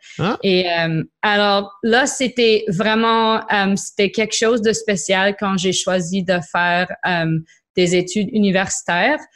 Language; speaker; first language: French; non-native, local second language; English